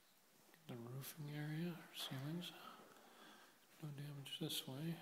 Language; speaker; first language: English; native; English